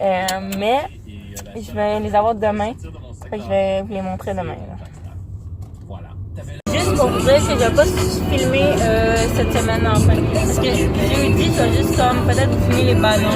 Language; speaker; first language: French; native; French